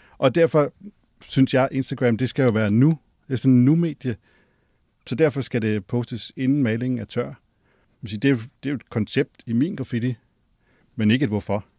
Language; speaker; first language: Danish; native; Danish